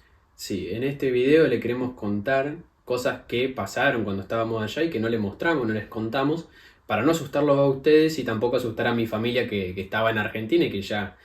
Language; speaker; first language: Spanish; native; Spanish